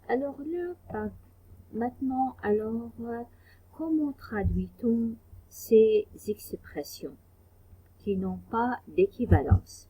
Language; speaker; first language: French; non-native, fluent; Arabic